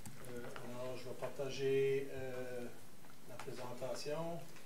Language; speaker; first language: French; native; French